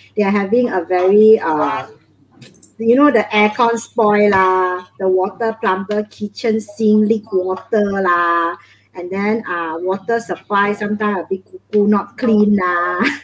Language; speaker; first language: English; non-native, local second language; Chinese